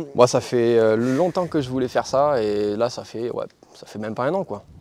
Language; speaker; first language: French; native; French